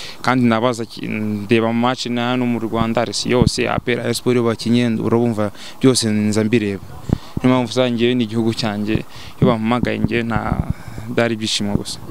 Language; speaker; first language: Kinyarwanda; early bilingual, heritage; Kinyarwanda